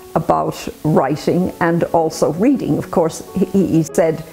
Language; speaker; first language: English; native; English